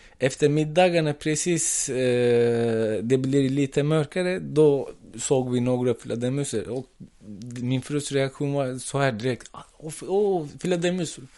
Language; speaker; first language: Swedish; non-native, fluent; Turkish